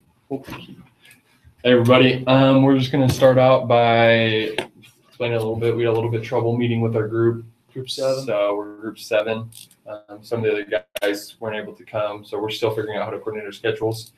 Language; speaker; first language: English; native; English